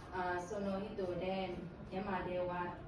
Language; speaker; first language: Japanese; non-native, learner; Burmese